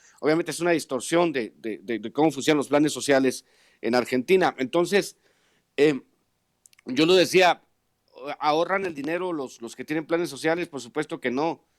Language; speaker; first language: Spanish; native; Spanish